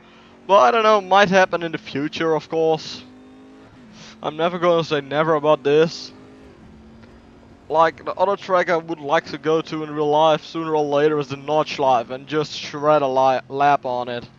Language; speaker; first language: English; non-native, fluent; Dutch